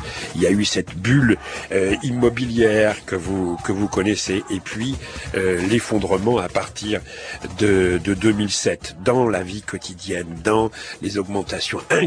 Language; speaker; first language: French; native; French